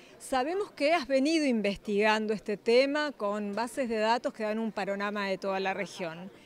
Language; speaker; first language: Spanish; native; Spanish